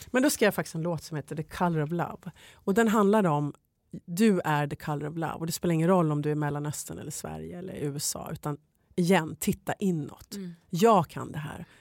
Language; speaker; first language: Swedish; native; Swedish